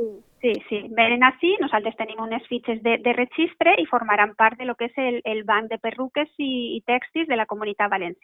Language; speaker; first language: Catalan; native; Catalan